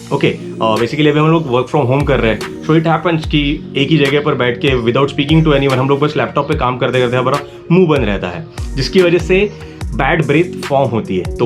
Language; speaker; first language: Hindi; non-native, local second language; Marathi